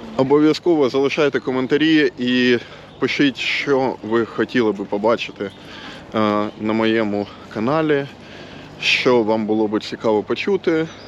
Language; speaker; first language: Ukrainian; non-native, local second language; Russian